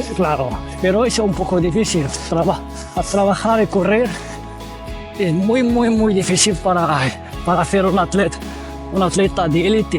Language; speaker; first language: Spanish; non-native, fluent; Arabic